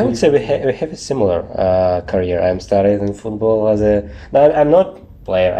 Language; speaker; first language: English; non-native, learner; Russian